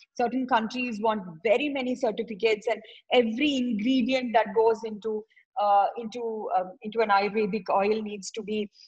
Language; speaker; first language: English; non-native, local second language; Tamil